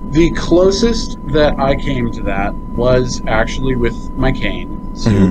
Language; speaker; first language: English; native; English